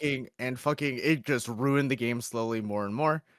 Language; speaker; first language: English; native; English